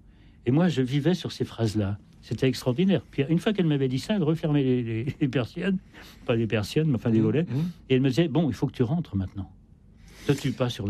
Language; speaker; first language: French; native; French